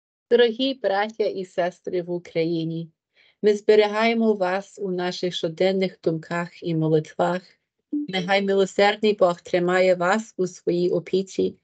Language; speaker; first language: Ukrainian; early bilingual, heritage; Ukrainian